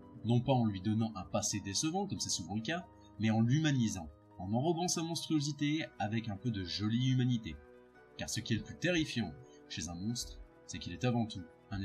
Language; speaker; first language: French; native; French